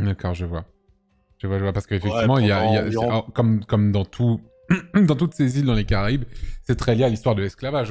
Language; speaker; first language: French; native; French